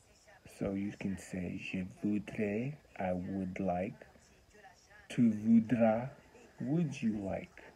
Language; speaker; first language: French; non-native, learner; English